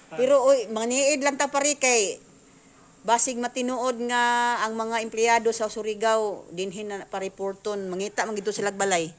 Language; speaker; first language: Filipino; non-native, local second language; Cebuano